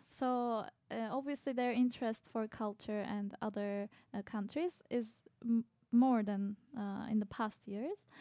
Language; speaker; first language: English; non-native, fluent; Turkish